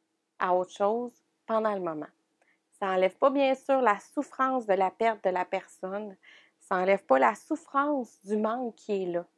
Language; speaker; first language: French; native; French